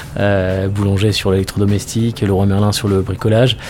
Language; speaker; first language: French; native; French